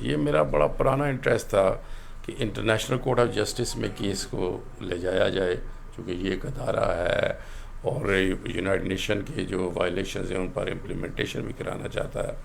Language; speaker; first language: Urdu; non-native, local second language; Pahari-Potwari